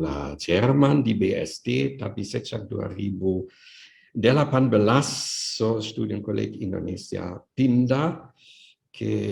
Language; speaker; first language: Indonesian; non-native, fluent; German